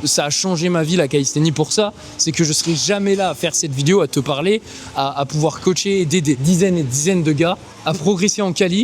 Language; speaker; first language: French; native; French